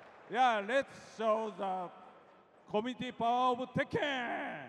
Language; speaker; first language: English; non-native, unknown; Japanese